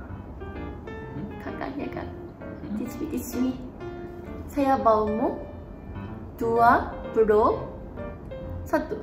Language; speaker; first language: Malay; non-native, learner; Japanese